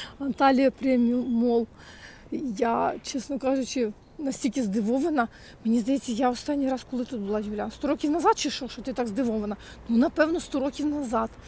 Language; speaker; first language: Ukrainian; native; Ukrainian